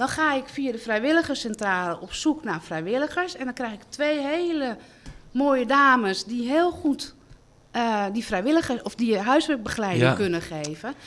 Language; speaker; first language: Dutch; native; Dutch